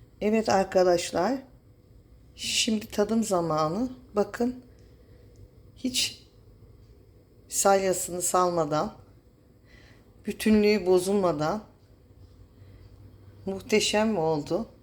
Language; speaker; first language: Turkish; native; Turkish